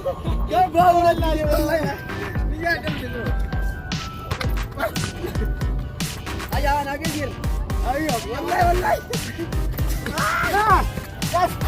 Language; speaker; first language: Arabic; non-native, learner; Oromo